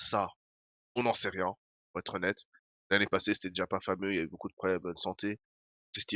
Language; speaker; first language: French; native; French